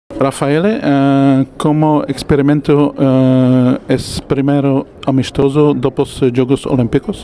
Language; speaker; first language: Portuguese; non-native, learner; Dutch